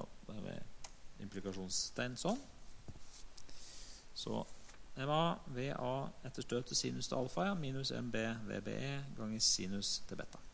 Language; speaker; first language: Norwegian; native; Norwegian